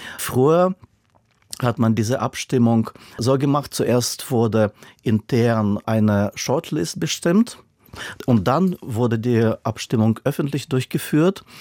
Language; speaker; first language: German; non-native, fluent; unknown